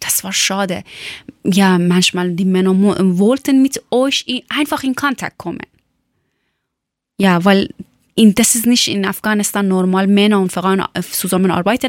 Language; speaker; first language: German; non-native, learner; Persian